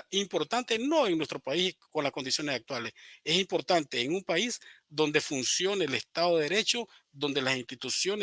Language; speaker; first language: Spanish; native; Spanish